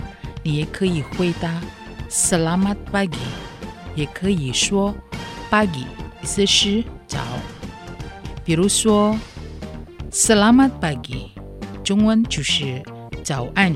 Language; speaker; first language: Chinese; non-native, fluent; Indonesian